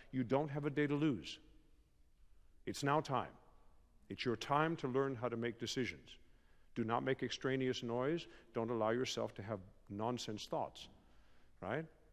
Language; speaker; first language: English; native; English